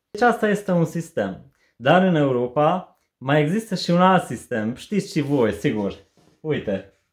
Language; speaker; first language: Romanian; non-native, local second language; Hungarian